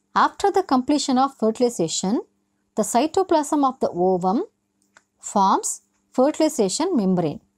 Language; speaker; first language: English; non-native, local second language; Tamil